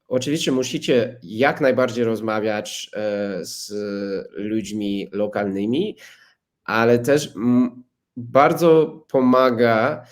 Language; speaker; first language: Polish; non-native, fluent; English